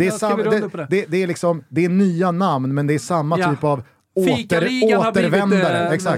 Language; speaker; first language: Swedish; native; Swedish